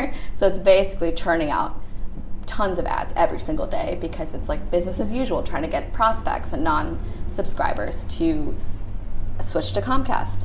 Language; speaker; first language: English; native; English